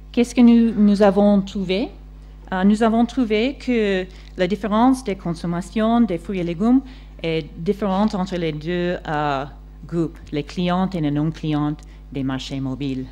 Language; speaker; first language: French; non-native, fluent; English